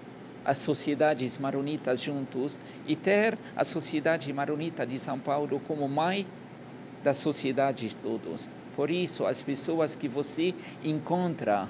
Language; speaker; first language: Portuguese; non-native, fluent; Arabic